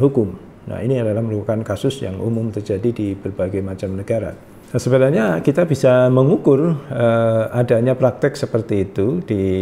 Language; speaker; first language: Indonesian; native; Indonesian